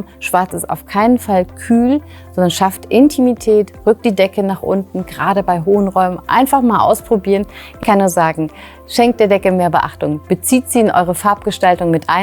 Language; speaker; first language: German; native; German